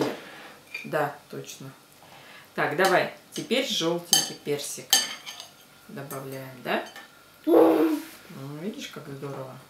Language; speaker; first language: Russian; native; Russian